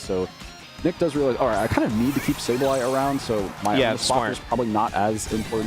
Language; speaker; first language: English; native; English